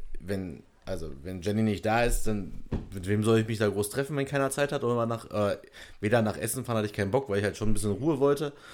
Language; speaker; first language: German; native; German